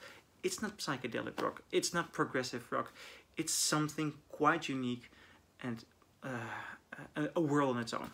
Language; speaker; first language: English; non-native, fluent; Dutch